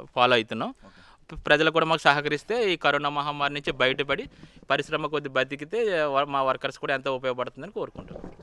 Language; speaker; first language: Telugu; native; Telugu